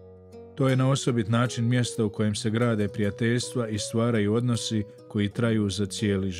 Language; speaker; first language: Croatian; native; Croatian